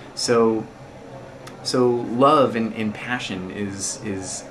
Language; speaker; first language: English; native; English